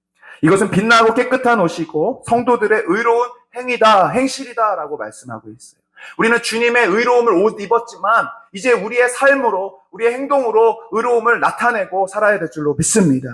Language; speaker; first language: Korean; native; Korean